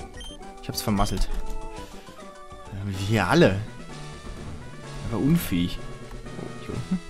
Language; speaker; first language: German; native; German